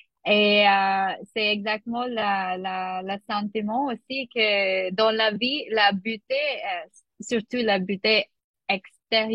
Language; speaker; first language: French; non-native, learner; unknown